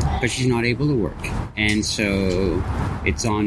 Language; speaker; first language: English; native; English